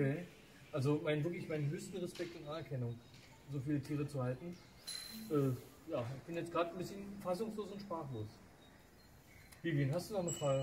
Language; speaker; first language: German; native; German